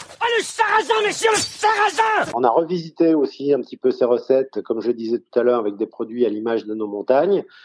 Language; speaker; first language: French; native; French